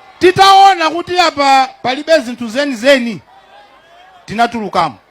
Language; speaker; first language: Nyanja; non-native, local second language; Tumbuka